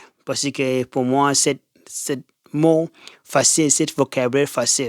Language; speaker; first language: French; non-native, learner; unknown